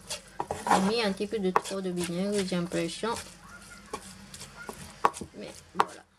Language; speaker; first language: French; non-native, learner; Japanese